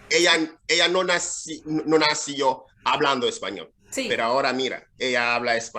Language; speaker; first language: Spanish; non-native, fluent; English